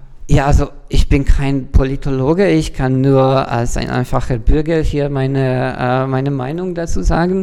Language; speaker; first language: German; non-native, fluent; Hungarian